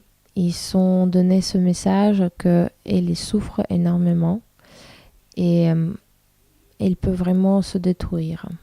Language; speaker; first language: French; non-native, fluent; Russian